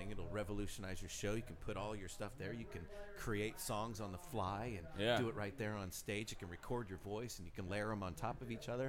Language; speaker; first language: English; native; English